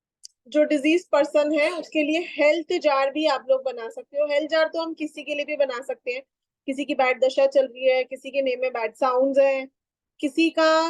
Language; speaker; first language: Hindi; native; Hindi